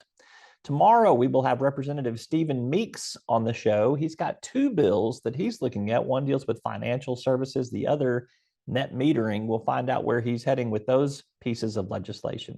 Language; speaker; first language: English; native; English